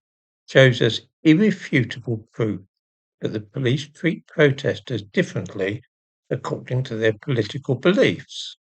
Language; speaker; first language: English; native; English